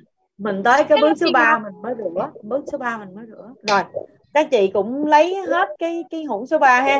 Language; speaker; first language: Vietnamese; native; Vietnamese